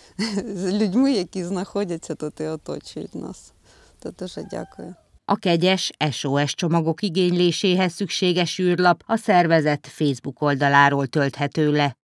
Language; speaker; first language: Hungarian; native; Hungarian